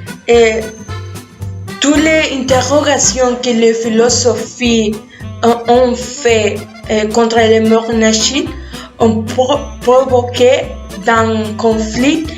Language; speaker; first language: French; non-native, learner; Spanish